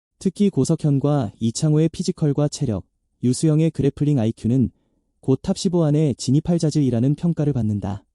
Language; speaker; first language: Korean; native; Korean